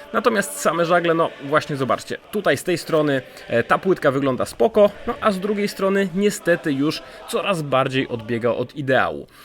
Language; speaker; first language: Polish; native; Polish